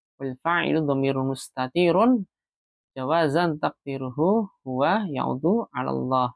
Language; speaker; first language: Arabic; non-native, fluent; Indonesian